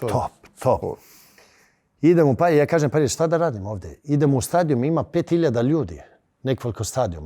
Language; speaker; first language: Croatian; early bilingual, heritage; Bosnian